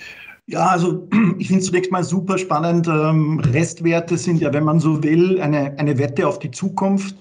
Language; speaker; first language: German; native; German